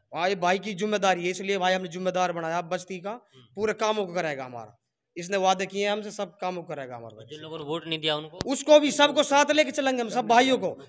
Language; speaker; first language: Hindi; native; Hindi